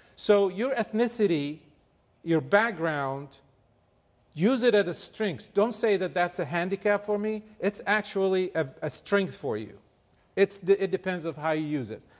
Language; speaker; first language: English; non-native, fluent; Arabic